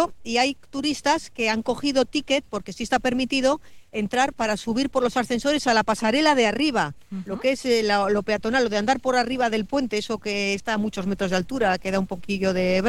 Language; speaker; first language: Spanish; native; Spanish